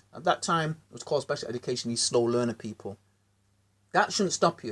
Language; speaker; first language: English; native; English